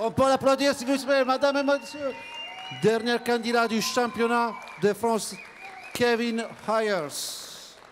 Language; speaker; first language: French; native; French